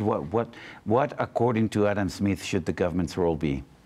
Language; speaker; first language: English; non-native, fluent; Spanish